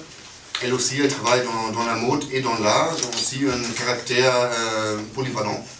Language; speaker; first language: French; non-native, fluent; German